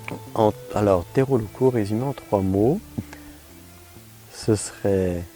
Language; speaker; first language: French; native; French